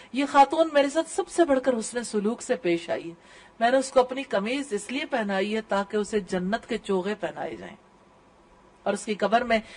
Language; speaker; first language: Urdu; native; Urdu